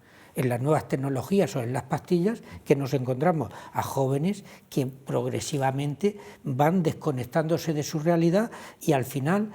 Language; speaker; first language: Spanish; native; Spanish